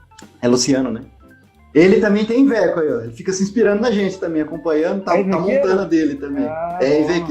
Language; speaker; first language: Portuguese; native; Portuguese